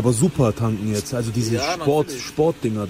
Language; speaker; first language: German; early bilingual, other home language; Turkish